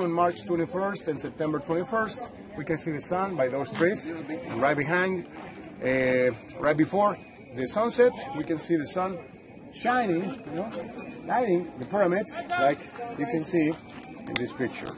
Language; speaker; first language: English; non-native, fluent; Spanish